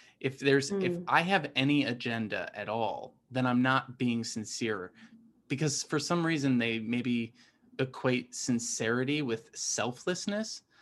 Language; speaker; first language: English; native; English